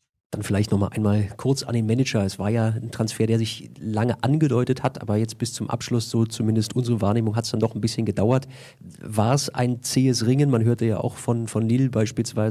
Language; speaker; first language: German; native; German